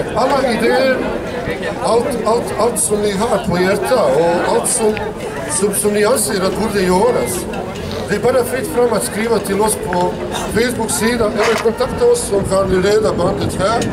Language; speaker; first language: Swedish; non-native, fluent; Bosnian